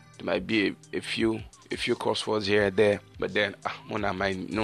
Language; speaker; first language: English; non-native, local second language; Yoruba